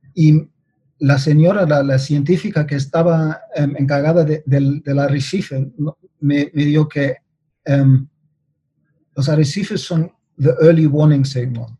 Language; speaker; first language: Spanish; non-native, fluent; German